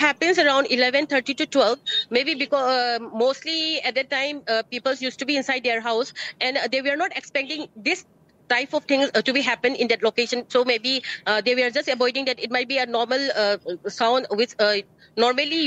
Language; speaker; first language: English; non-native, local second language; Manipuri